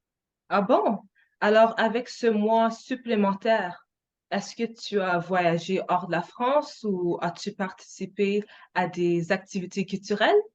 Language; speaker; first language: French; non-native, fluent; English